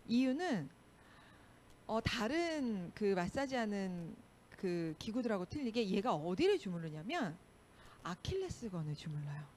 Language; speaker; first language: Korean; native; Korean